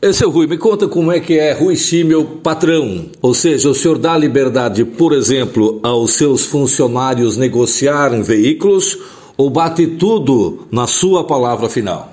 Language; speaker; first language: Portuguese; native; Portuguese